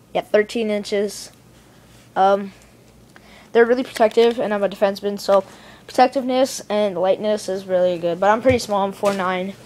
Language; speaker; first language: English; native; English